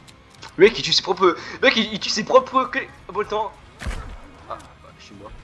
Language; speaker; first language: French; native; French